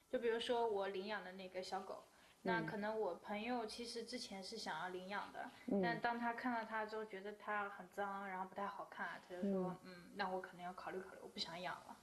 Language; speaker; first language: Chinese; native; Chinese